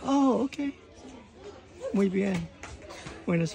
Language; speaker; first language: Spanish; non-native, learner; English